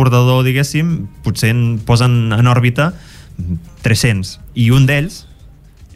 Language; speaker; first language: Catalan; native; Catalan